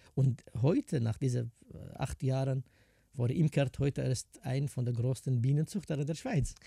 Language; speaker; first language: German; non-native, fluent; Kurdish